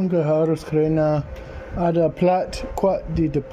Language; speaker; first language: Indonesian; non-native, learner; English